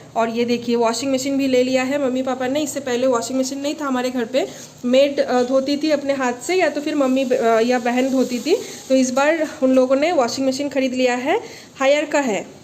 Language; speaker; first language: Hindi; non-native, local second language; Bangla